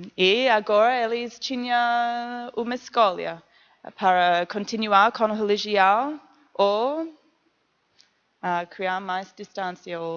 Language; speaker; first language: Portuguese; non-native, learner; English